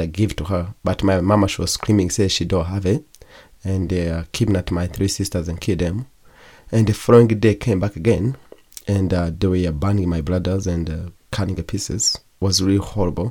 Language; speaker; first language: English; non-native, learner; Kinyarwanda